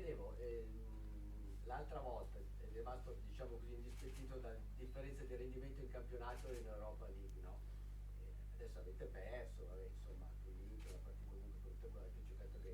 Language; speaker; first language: Italian; native; Italian